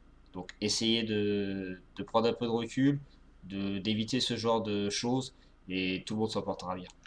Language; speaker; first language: French; native; French